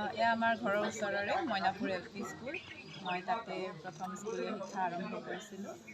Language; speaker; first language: Assamese; non-native, local second language; Manipuri